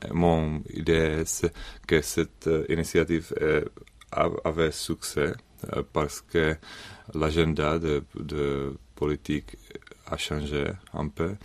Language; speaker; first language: French; non-native, learner; Czech